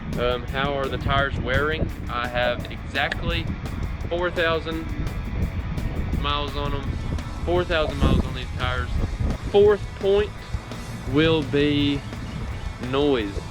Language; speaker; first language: English; native; English